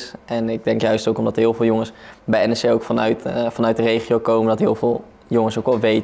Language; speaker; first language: Dutch; native; Dutch